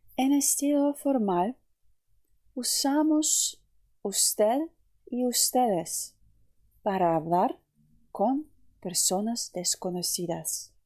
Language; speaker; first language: Spanish; non-native, fluent; Ukrainian